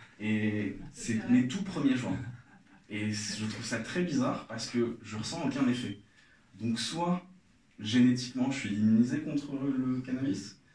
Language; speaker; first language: French; non-native, local second language; Arabic